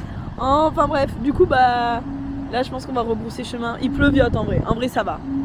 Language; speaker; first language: French; native; French